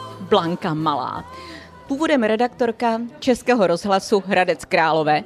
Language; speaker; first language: Czech; native; Czech